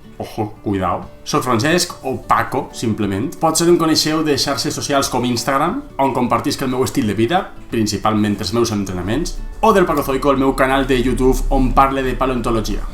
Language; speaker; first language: Catalan; native; Catalan